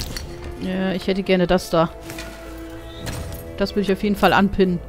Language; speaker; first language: German; native; German